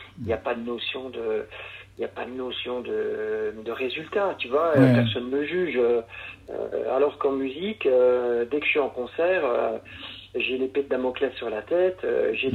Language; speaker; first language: French; native; French